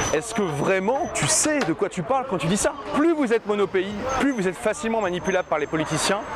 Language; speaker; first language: French; native; French